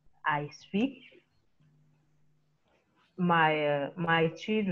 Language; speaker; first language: English; non-native, learner; French